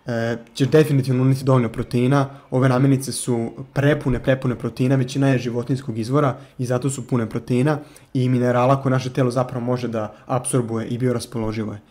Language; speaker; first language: Serbian; native; Serbian